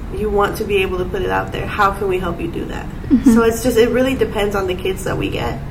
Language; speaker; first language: English; native; English